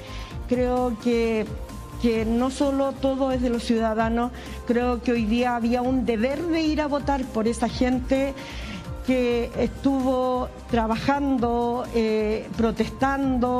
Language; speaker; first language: Spanish; native; Spanish